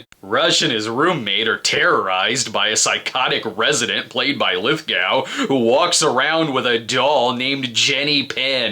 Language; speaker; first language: English; native; English